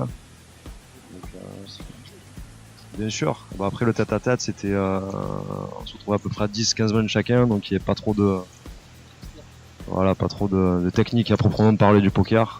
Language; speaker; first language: French; native; French